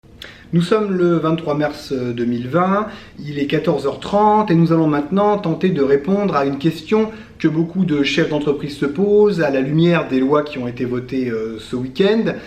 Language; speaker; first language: French; native; French